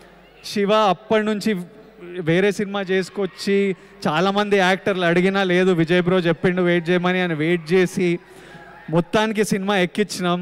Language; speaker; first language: Telugu; native; Telugu